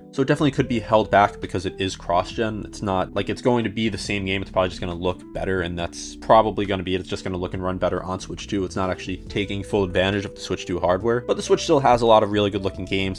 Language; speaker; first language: English; native; English